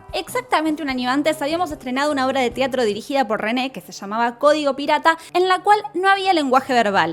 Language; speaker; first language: Spanish; native; Spanish